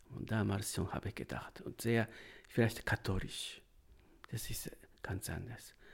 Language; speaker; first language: German; non-native, learner; Japanese